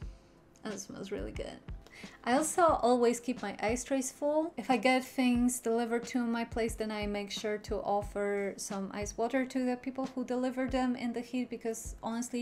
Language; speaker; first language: English; non-native, fluent; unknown